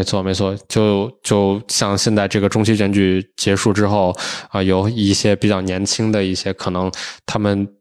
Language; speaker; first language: Chinese; native; Chinese